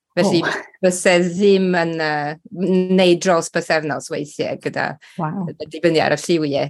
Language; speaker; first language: Welsh; non-native, local second language; English